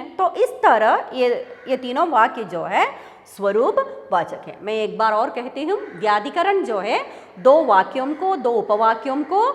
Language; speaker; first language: Hindi; non-native, local second language; Malayalam